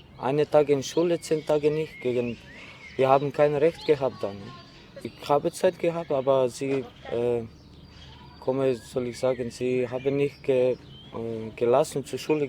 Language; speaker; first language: German; non-native, learner; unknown